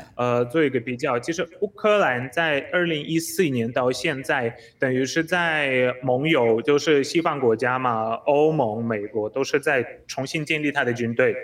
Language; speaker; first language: Chinese; non-native, fluent; Polish